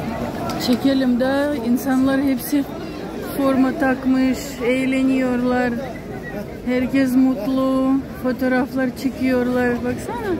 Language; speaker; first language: Turkish; non-native, fluent; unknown